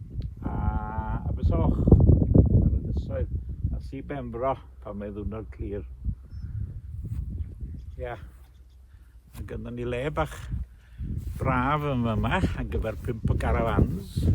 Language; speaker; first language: Welsh; native; Welsh